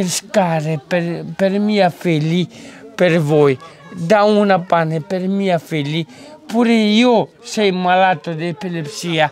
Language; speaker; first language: Italian; non-native, learner; Romanian